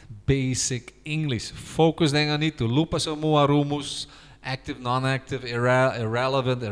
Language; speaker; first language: Indonesian; non-native, fluent; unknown